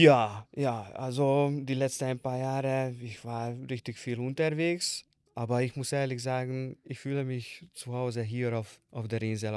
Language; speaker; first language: German; non-native, learner; Hungarian